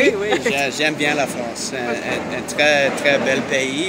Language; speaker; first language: French; non-native, learner; English